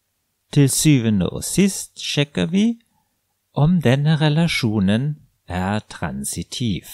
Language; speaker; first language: Norwegian; non-native, fluent; German